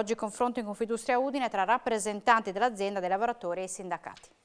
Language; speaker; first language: Italian; native; Italian